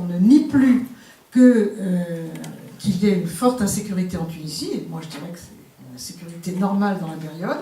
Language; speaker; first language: French; native; French